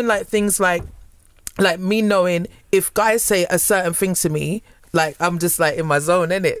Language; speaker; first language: English; native; English